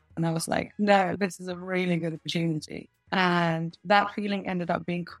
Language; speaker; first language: English; early bilingual, other home language; Russian